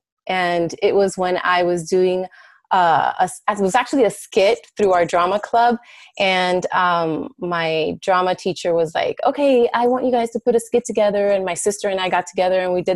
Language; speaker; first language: English; early bilingual, other home language; Spanish